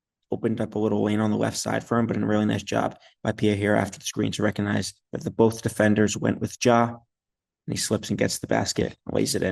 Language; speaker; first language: English; native; English